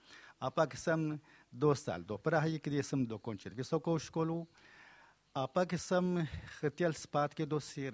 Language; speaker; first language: Czech; non-native, fluent; Kurdish